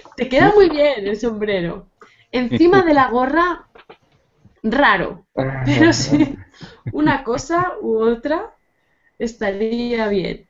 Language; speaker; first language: Spanish; native; Spanish